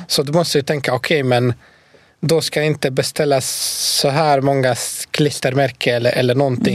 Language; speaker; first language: Swedish; non-native, fluent; Bosnian